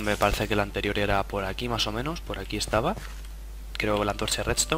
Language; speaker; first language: Spanish; native; Spanish